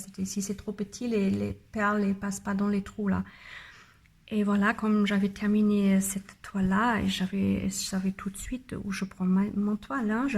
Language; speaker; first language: French; non-native, learner; German